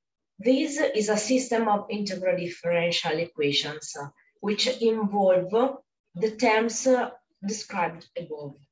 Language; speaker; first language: English; non-native, fluent; Italian